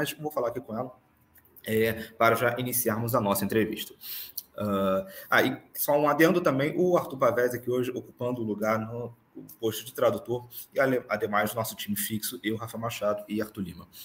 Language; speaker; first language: Portuguese; native; Portuguese